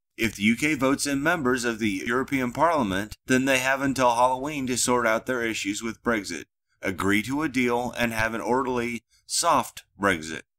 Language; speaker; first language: English; native; English